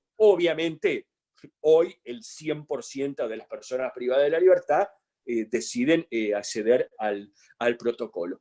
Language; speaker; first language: Spanish; native; Spanish